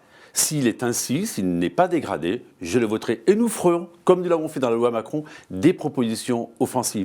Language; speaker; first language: French; native; French